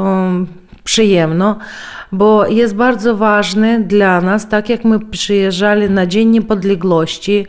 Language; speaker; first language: Polish; early bilingual, heritage; Polish